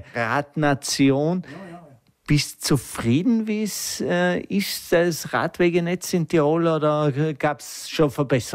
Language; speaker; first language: German; native; German